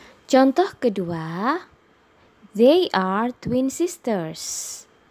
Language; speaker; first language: English; non-native, fluent; Indonesian